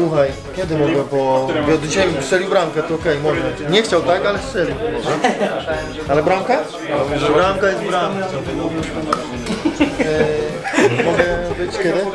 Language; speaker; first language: Polish; non-native, learner; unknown